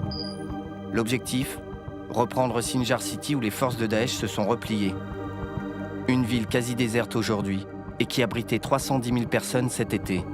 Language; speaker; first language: French; native; French